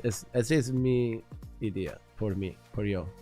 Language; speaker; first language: Spanish; non-native, learner; English